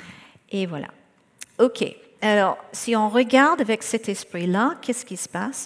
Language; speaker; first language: French; non-native, fluent; English